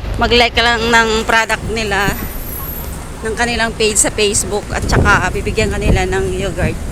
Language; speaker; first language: Filipino; native; Filipino